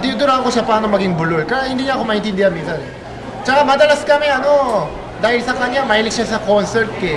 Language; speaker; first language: Filipino; non-native, fluent; Korean